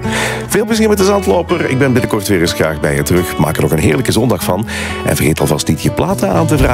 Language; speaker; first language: Dutch; native; Dutch